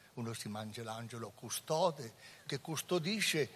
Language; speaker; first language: Italian; native; Italian